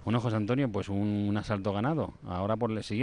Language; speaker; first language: Spanish; native; Spanish